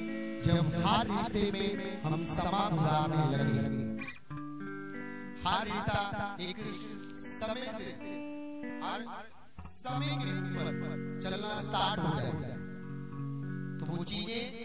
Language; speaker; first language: Hindi; non-native, local second language; Punjabi